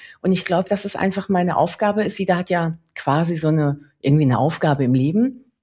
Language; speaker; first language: German; early bilingual, other home language; Spanish